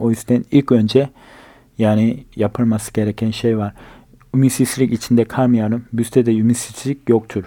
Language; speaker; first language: Turkish; non-native, fluent; Korean